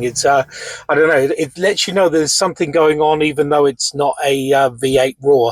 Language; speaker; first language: English; native; English